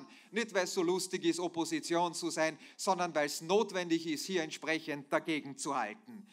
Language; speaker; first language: German; native; German